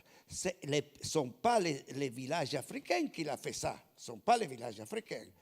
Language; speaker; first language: French; non-native, fluent; Italian